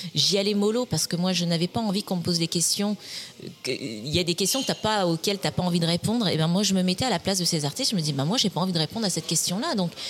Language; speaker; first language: French; native; French